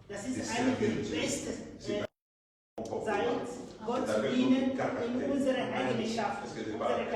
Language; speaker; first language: German; non-native, fluent; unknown